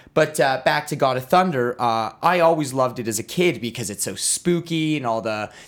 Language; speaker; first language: English; native; English